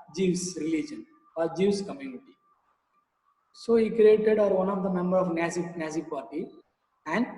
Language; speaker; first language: English; non-native, local second language; Tamil